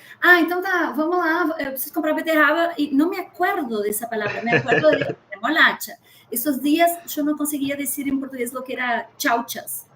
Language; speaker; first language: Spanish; early bilingual, heritage; Spanish